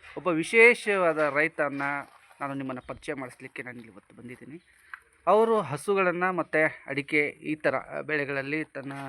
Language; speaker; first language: Kannada; non-native, local second language; Urdu